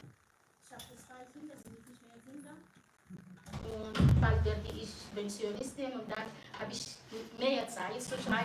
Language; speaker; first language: German; non-native, fluent; Arabic